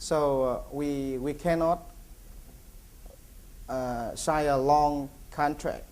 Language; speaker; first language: English; non-native, learner; Vietnamese